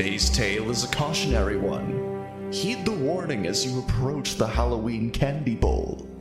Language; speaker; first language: English; native; English